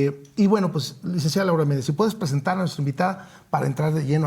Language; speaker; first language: Spanish; native; Spanish